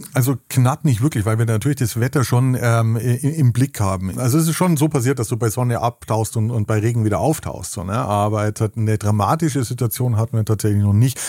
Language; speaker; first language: German; native; German